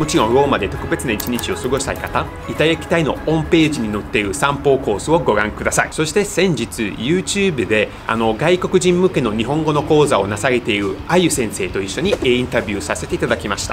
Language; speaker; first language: Japanese; non-native, fluent; Italian